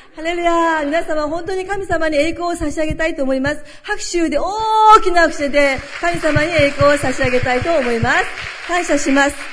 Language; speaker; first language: Japanese; early bilingual, other home language; Korean